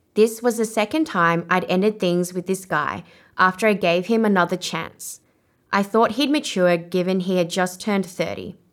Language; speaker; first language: English; non-native, local second language; Vietnamese